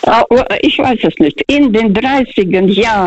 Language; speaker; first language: German; early bilingual, heritage; Russian